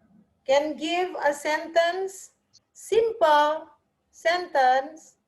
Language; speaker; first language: English; non-native, learner; Indonesian